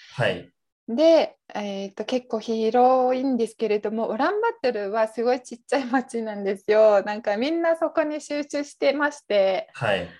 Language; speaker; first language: Japanese; non-native, fluent; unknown